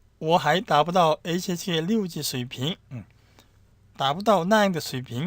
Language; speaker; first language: Chinese; non-native, fluent; Korean